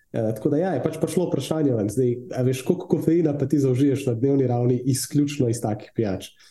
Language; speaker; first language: Slovenian; native; Slovenian